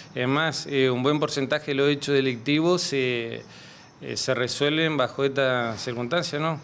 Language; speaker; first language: Spanish; native; Spanish